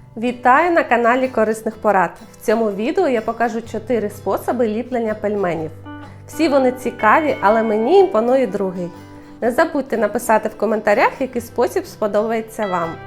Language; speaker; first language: Ukrainian; native; Ukrainian